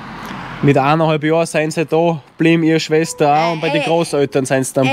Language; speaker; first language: German; native; German